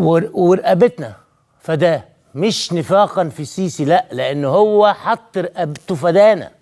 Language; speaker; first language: Arabic; native; Arabic